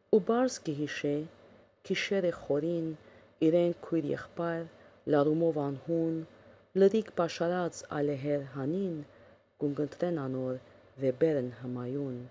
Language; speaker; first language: Armenian; early bilingual, heritage; Armenian